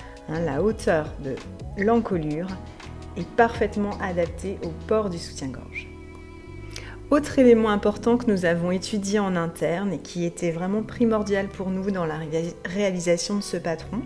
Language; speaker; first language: French; native; French